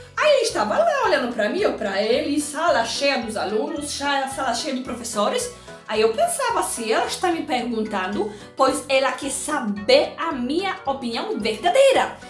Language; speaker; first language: Portuguese; non-native, fluent; Polish